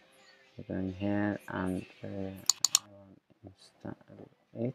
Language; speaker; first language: English; non-native, learner; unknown